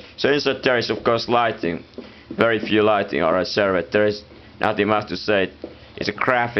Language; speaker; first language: English; non-native, fluent; Italian